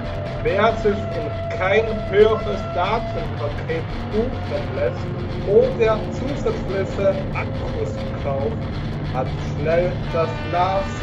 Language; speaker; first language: German; native; German